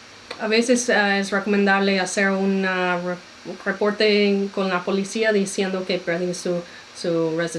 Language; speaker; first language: Spanish; non-native, fluent; English